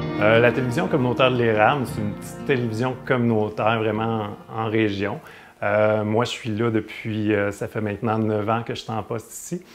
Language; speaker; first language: French; native; French